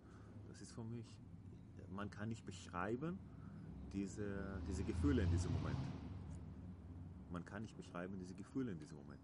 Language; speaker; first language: German; non-native, learner; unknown